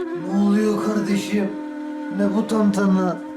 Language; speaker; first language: Turkish; native; Turkish